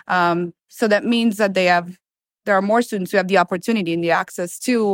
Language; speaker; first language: English; non-native, fluent; Italian